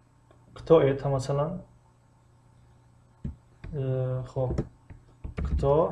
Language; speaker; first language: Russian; non-native, fluent; Tajik